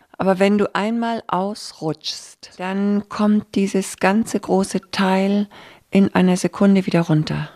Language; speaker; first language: German; native; German